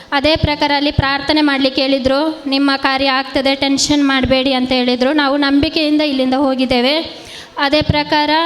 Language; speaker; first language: Kannada; non-native, local second language; Konkani